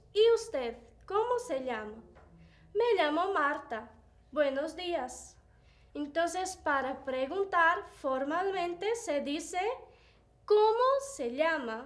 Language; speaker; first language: Spanish; non-native, fluent; Portuguese